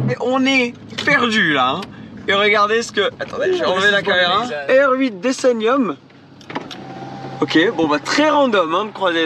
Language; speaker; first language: French; native; French